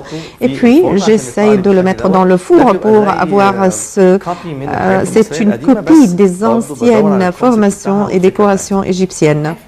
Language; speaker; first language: French; non-native, fluent; Arabic